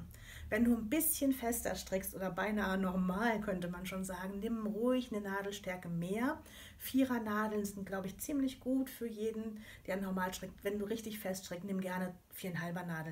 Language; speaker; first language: German; native; German